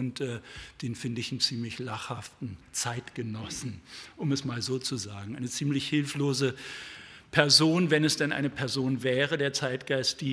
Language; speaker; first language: German; native; German